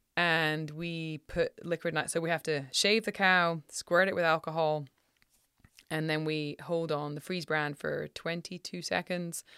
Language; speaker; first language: English; native; English